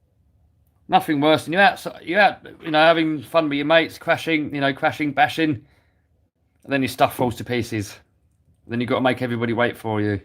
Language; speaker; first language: English; native; English